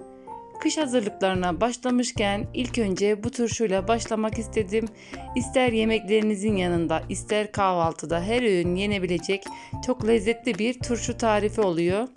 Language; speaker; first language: Turkish; native; Turkish